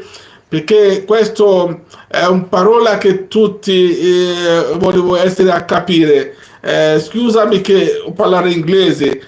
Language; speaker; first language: Italian; non-native, learner; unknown